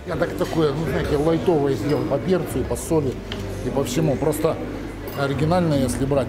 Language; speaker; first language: Russian; native; Russian